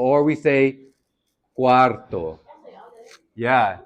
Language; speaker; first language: Spanish; non-native, fluent; English